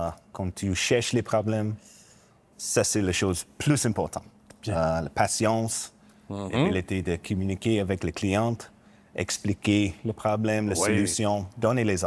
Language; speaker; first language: French; non-native, learner; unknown